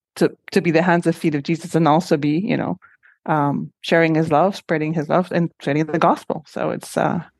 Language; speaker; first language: English; non-native, fluent; Spanish